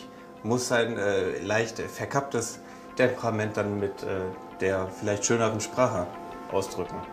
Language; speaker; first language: German; native; German